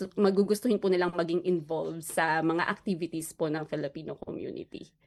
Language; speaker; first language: Filipino; native; Filipino